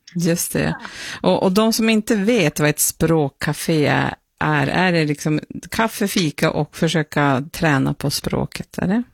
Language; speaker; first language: Swedish; native; Swedish